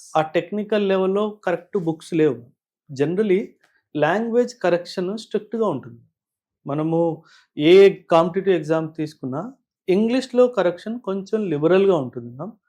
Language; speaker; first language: Telugu; non-native, local second language; Punjabi